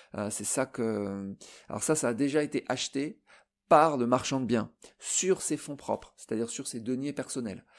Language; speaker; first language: French; native; French